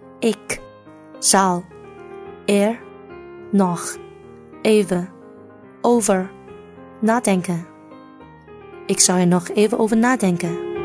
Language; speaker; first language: Dutch; non-native, learner; Chinese